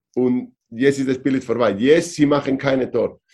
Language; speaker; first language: German; non-native, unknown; Spanish